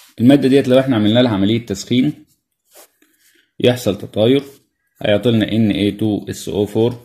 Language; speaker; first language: Arabic; native; Arabic